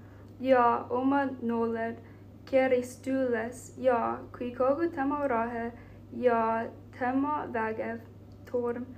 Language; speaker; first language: Estonian; non-native, learner; Finnish